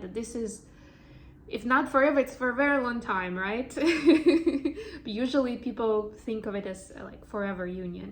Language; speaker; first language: English; non-native, fluent; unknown